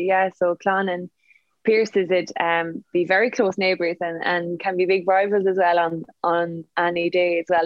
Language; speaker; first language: English; native; English